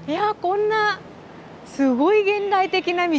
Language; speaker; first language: Japanese; non-native, fluent; Vietnamese